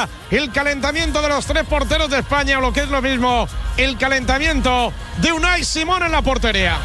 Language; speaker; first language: Spanish; native; Spanish